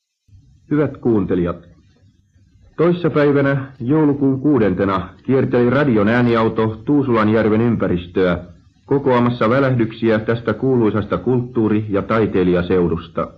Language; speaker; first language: Finnish; native; Finnish